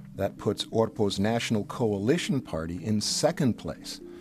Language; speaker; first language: English; native; English